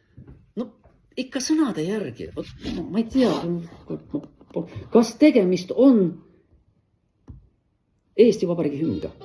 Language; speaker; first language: Estonian; native; Estonian